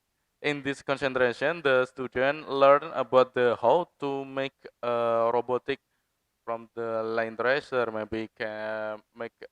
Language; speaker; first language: English; non-native, fluent; Indonesian